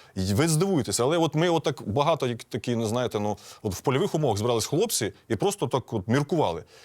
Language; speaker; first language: Ukrainian; native; Ukrainian